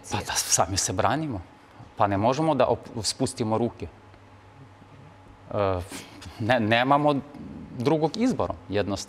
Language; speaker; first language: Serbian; non-native, fluent; Ukrainian